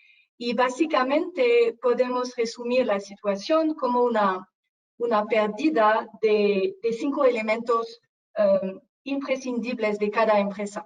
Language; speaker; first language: Spanish; non-native, fluent; French